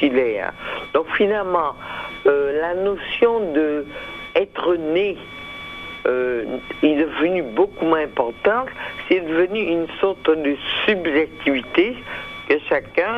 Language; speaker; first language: French; native; French